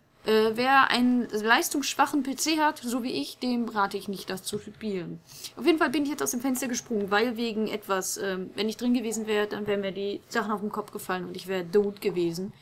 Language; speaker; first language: German; native; German